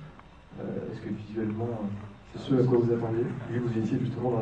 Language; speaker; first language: French; native; French